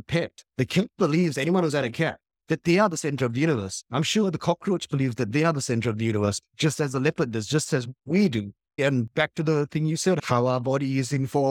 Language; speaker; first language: English; native; English